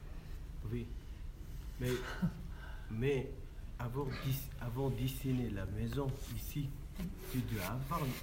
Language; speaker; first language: French; non-native, learner; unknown